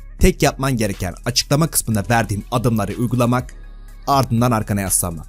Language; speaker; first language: Turkish; native; Turkish